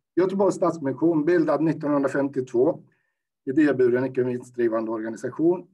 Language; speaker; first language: Swedish; native; Swedish